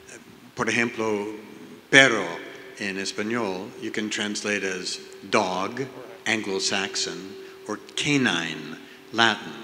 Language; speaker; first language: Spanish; non-native, learner; English